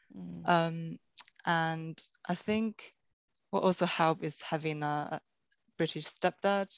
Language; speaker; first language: English; non-native, fluent; Chinese